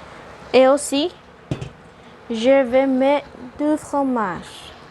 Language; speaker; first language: French; non-native, learner; Spanish